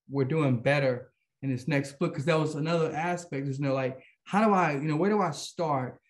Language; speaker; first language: English; native; English